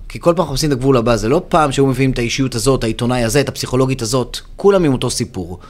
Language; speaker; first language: Hebrew; native; Hebrew